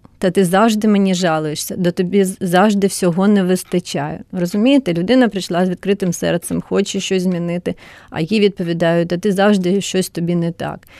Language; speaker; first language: Ukrainian; non-native, local second language; Russian